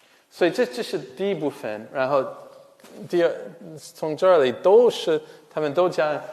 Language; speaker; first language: Chinese; non-native, fluent; English